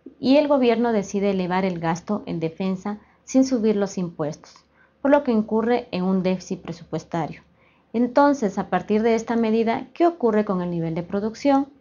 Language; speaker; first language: Spanish; native; Spanish